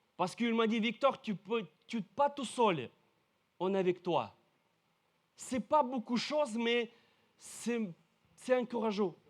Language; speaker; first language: French; non-native, learner; Russian